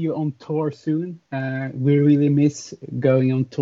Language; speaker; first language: English; non-native, fluent; Swedish